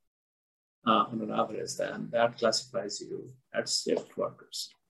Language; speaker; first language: English; non-native, local second language; Odia